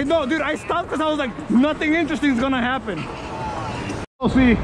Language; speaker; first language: English; native; English